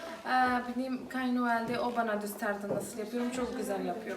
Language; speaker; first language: Turkish; non-native, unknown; Arabic